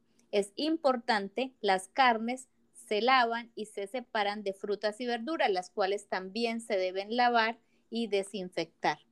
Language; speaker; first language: Spanish; native; Spanish